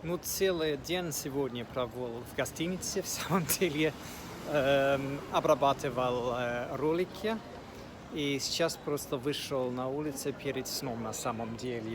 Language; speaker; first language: Russian; non-native, fluent; English